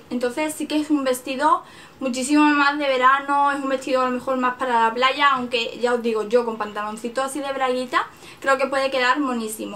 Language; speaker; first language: Spanish; native; Spanish